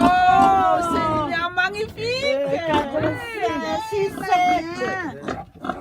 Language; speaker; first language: French; non-native, local second language; Malagasy